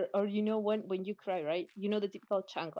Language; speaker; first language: English; non-native, learner; Spanish